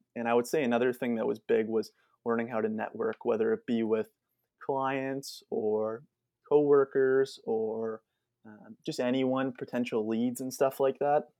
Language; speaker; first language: English; native; English